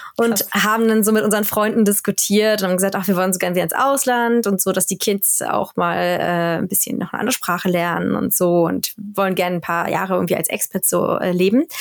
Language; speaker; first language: German; native; German